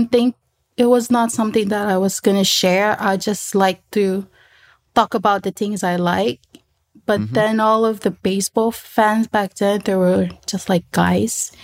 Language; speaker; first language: English; non-native, local second language; Filipino